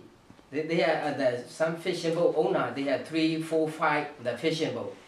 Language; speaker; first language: English; non-native, learner; Burmese